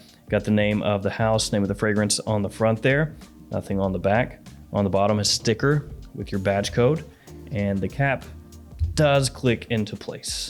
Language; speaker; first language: English; native; English